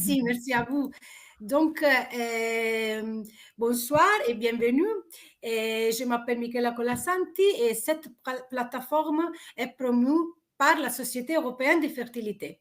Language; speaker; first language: French; non-native, fluent; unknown